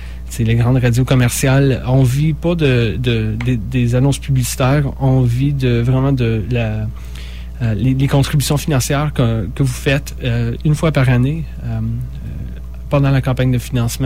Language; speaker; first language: French; native; French